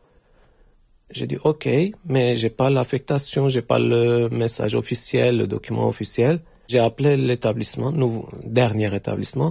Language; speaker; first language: French; non-native, fluent; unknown